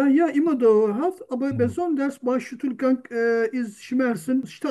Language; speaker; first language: German; non-native, learner; Turkish